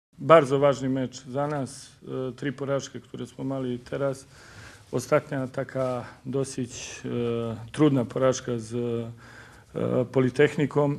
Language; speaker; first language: Polish; non-native, learner; Serbian